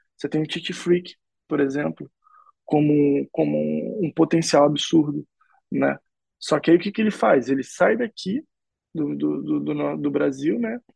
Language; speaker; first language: Portuguese; native; Portuguese